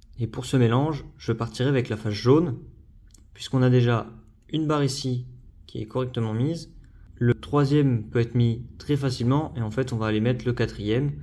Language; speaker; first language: French; native; French